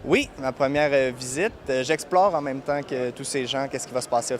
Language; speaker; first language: French; native; French